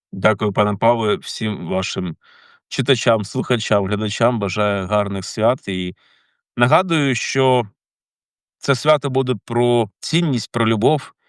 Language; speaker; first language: Ukrainian; native; Ukrainian